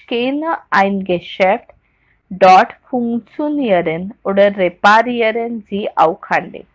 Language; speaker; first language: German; non-native, learner; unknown